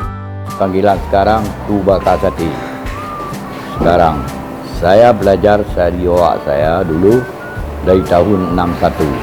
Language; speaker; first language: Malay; non-native, local second language; Achinese